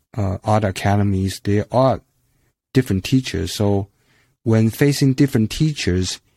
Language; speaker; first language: English; non-native, fluent; Chinese